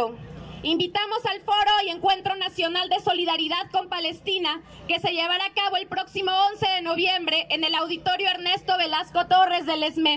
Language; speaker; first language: Spanish; native; Spanish